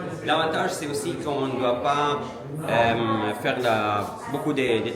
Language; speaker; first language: French; non-native, learner; Italian